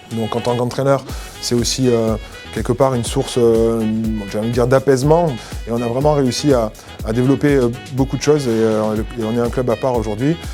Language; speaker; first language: French; native; French